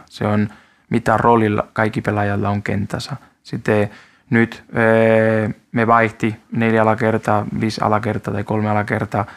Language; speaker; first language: Finnish; non-native, learner; Spanish